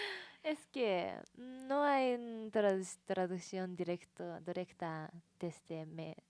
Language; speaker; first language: Spanish; non-native, learner; Japanese